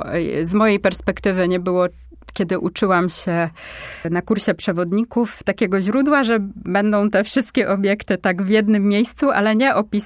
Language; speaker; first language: Polish; native; Polish